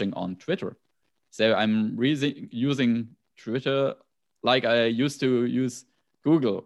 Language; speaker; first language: English; non-native, fluent; German